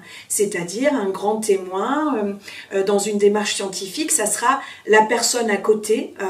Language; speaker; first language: French; native; French